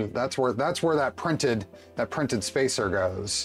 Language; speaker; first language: English; native; English